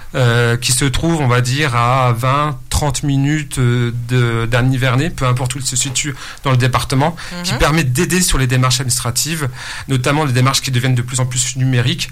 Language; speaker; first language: French; native; French